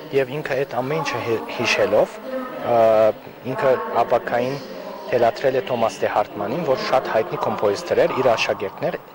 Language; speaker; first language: Armenian; native; Armenian